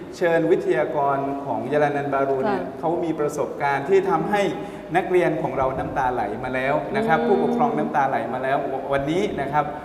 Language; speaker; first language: Thai; native; Thai